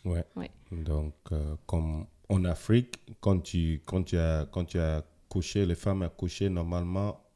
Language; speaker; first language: French; non-native, fluent; Ewe